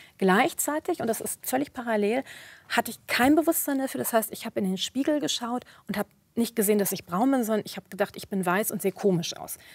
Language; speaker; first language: German; early bilingual, other home language; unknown